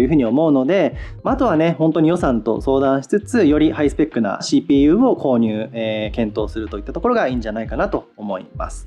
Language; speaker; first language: Japanese; native; Japanese